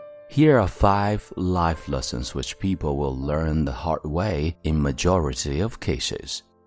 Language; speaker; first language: English; non-native, fluent; Chinese